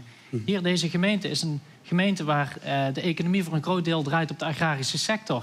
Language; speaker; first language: Dutch; native; Dutch